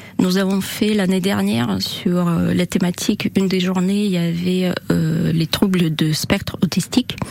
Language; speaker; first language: French; non-native, fluent; Russian